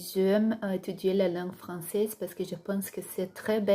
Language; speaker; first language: French; non-native, learner; Portuguese